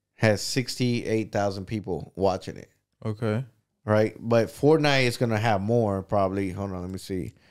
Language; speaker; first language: English; non-native, fluent; Spanish